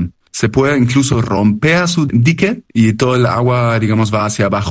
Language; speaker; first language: Spanish; native; Spanish